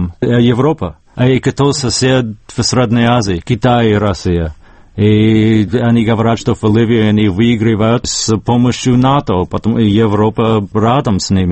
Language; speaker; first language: Russian; non-native, fluent; English